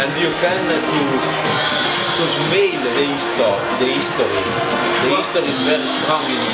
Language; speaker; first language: English; non-native, learner; Italian